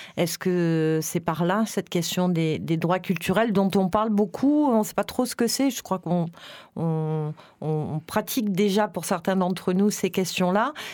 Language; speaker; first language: French; native; French